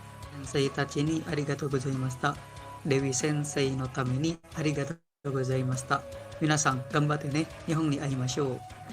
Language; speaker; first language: Japanese; non-native, learner; Indonesian